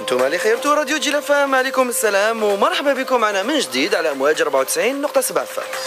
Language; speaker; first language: Arabic; native; Arabic